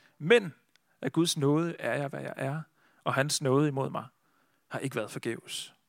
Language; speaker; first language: Danish; native; Danish